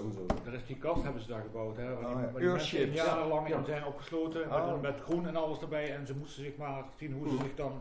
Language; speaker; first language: Dutch; native; Dutch